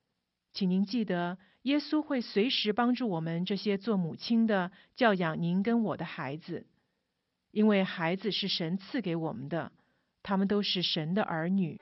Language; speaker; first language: Chinese; native; Chinese